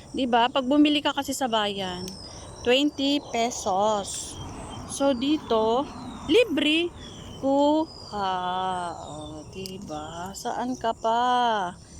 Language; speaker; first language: Filipino; non-native, local second language; Iloko